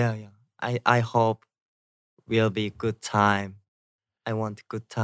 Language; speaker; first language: English; non-native, learner; Korean